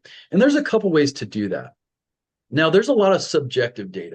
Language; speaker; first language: English; native; English